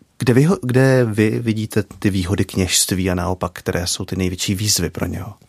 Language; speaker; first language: Czech; native; Czech